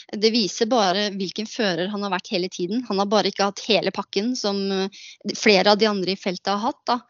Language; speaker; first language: Norwegian; native; Norwegian